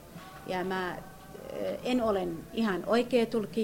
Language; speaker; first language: Finnish; non-native, learner; Kurdish